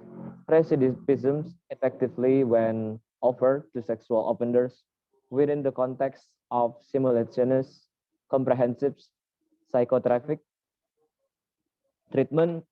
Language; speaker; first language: English; non-native, learner; Indonesian